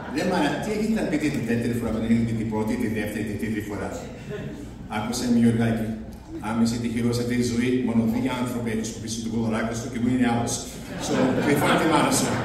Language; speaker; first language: Greek; early bilingual, heritage; Greek